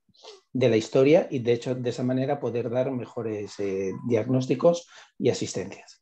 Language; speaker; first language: Spanish; native; Spanish